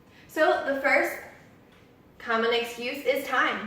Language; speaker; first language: English; native; English